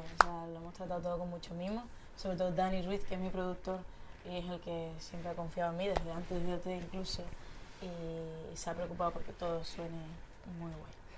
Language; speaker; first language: Spanish; native; Spanish